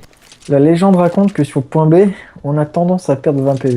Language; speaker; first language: French; native; French